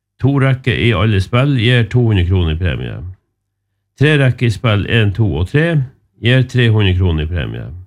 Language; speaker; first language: Norwegian; native; Norwegian